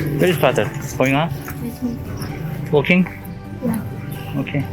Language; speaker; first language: English; non-native, learner; Korean